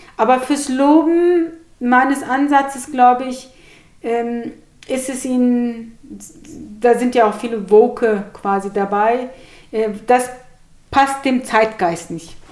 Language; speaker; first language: German; early bilingual, other home language; Turkish